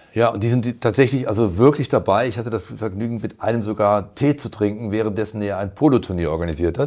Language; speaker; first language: German; native; German